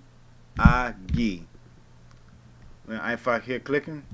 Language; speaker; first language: German; non-native, learner; English